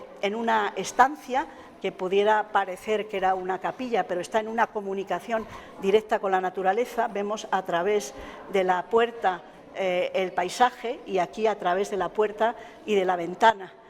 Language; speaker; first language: Spanish; native; Spanish